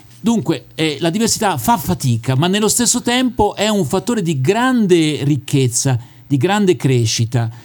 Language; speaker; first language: Italian; native; Italian